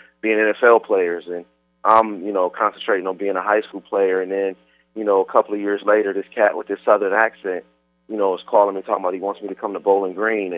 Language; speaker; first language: English; native; English